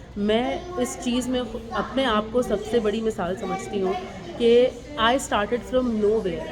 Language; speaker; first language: Urdu; native; Urdu